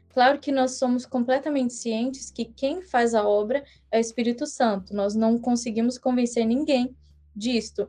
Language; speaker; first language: Portuguese; early bilingual, heritage; English